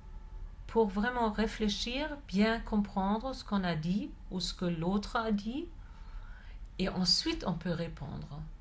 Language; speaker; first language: French; non-native, fluent; German